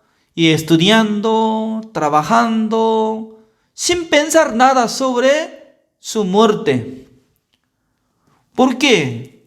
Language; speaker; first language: Spanish; non-native, learner; Korean